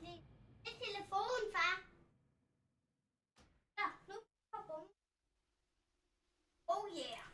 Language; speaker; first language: Danish; early bilingual, other home language; Vietnamese